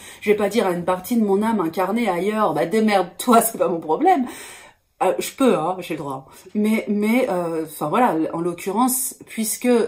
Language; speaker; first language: French; native; French